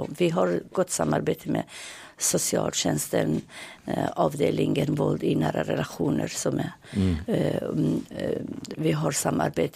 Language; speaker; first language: Swedish; non-native, fluent; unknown